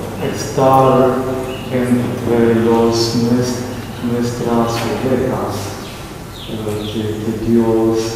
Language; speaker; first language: Spanish; non-native, learner; Romanian